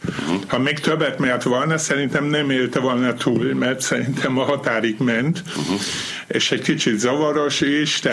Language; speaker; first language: Hungarian; non-native, fluent; German